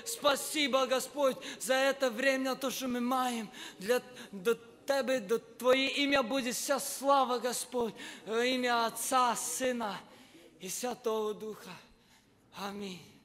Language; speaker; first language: Russian; non-native, learner; English